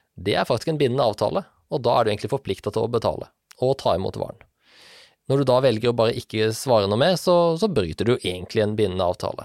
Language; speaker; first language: Norwegian; native; Norwegian